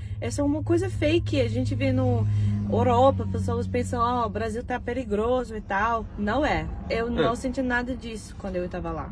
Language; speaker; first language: Portuguese; non-native, learner; English